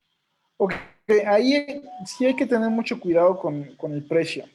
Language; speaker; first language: Spanish; native; Spanish